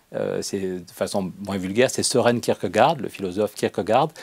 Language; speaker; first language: French; native; French